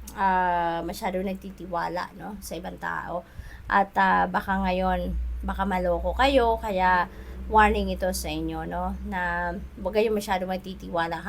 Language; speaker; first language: Filipino; native; Filipino